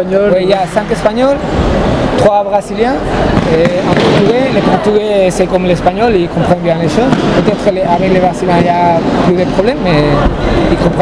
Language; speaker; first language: French; non-native, fluent; Spanish